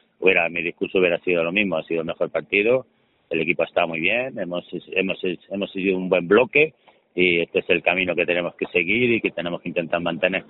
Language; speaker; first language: Spanish; native; Spanish